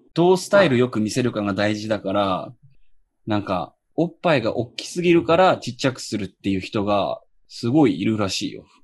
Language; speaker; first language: Japanese; native; Japanese